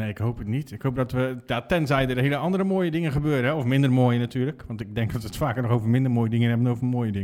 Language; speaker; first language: Dutch; native; Dutch